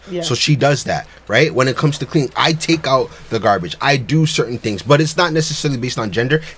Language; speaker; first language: English; early bilingual, other home language; Yoruba